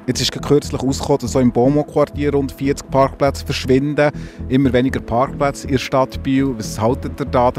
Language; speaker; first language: German; native; German